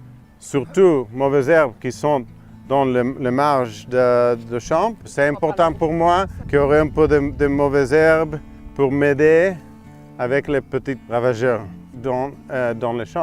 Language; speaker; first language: French; non-native, fluent; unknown